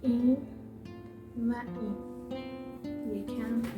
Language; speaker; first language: Persian; native; Persian